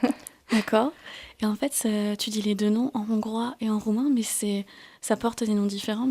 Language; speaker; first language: French; native; French